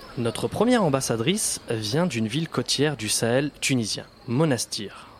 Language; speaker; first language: French; native; French